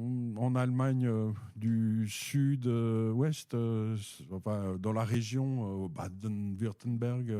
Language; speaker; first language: French; native; French